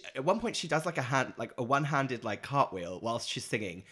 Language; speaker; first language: English; native; English